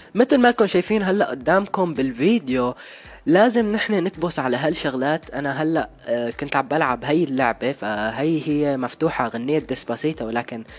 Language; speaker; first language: Arabic; native; Arabic